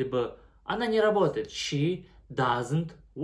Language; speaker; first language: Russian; non-native, local second language; Kazakh